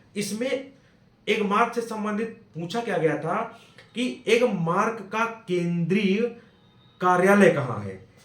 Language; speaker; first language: Hindi; native; Hindi